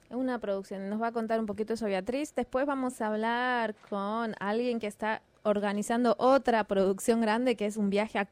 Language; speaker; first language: Spanish; native; Spanish